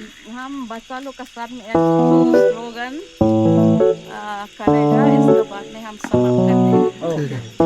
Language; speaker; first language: Hindi; non-native, local second language; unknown